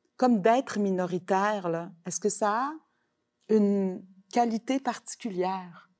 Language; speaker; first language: French; native; French